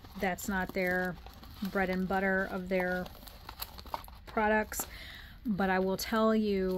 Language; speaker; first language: English; native; English